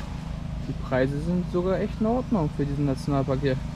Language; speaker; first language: German; native; German